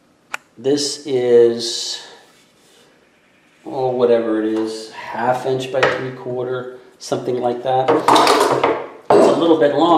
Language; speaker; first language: English; native; English